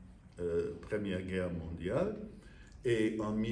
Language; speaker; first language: French; non-native, fluent; English